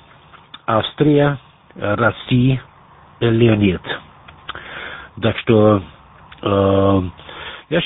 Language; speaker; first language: Russian; non-native, learner; German